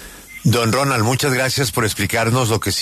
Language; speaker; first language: Spanish; native; Spanish